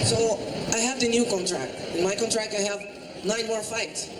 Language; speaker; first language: English; non-native, learner; Portuguese